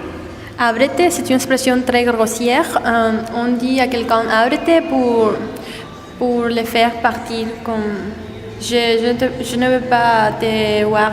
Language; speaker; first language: French; non-native, learner; Spanish